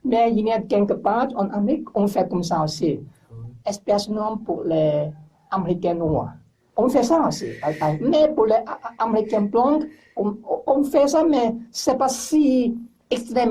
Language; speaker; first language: French; non-native, learner; English